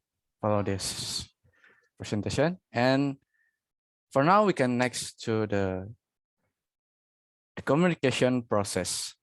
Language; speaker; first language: English; non-native, learner; Indonesian